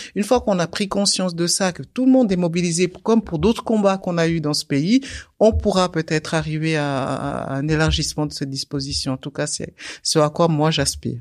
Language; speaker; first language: French; early bilingual, other home language; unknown